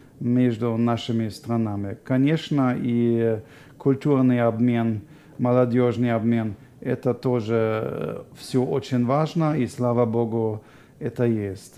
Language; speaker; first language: Russian; non-native, fluent; German